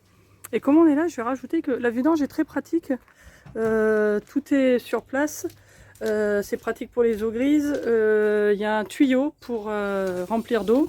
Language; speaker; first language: French; native; French